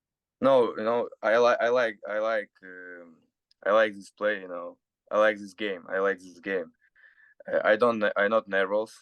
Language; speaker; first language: English; non-native, learner; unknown